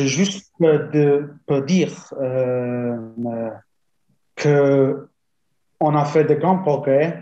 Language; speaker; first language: French; non-native, fluent; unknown